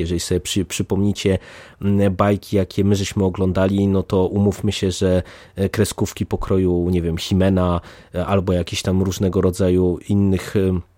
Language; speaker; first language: Polish; native; Polish